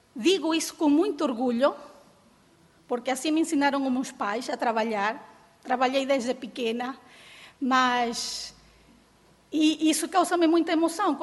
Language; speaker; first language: Portuguese; early bilingual, heritage; Portuguese